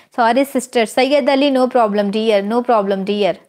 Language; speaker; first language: Hindi; native; Hindi